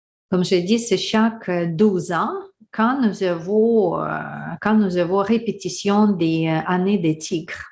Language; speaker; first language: French; non-native, learner; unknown